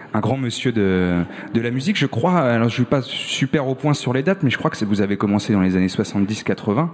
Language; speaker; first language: French; native; French